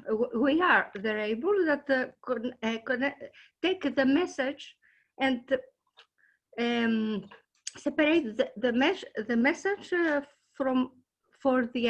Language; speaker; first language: English; non-native, learner; Greek